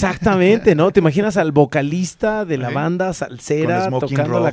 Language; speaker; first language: Spanish; native; Spanish